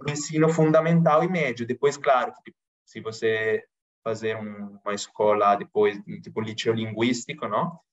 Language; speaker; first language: Portuguese; non-native, fluent; Italian